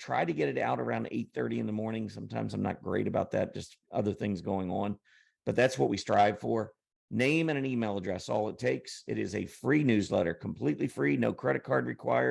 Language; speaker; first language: English; native; English